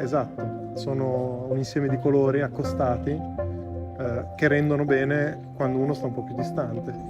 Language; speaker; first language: Italian; native; Italian